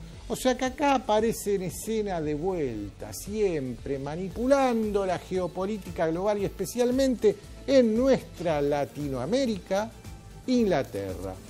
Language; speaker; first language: Spanish; native; Spanish